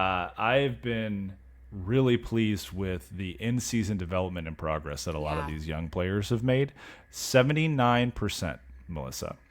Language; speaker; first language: English; native; English